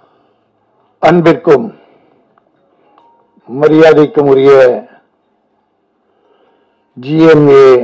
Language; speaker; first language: Tamil; native; Tamil